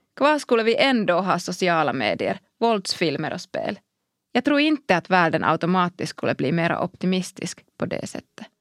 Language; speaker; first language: Swedish; non-native, local second language; Finnish